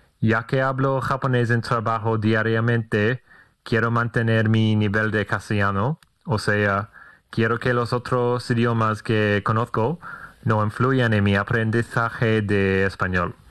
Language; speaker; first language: Spanish; non-native, fluent; English